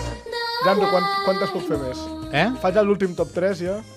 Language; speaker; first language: Catalan; native; Catalan